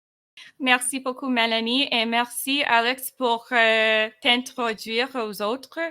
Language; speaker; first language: French; non-native, fluent; English